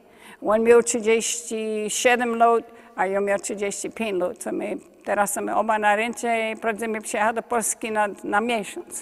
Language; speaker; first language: Polish; early bilingual, heritage; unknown